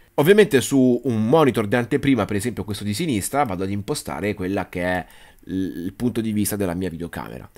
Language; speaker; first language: Italian; native; Italian